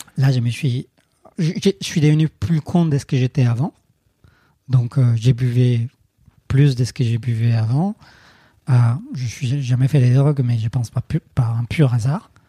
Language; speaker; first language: French; non-native, fluent; Spanish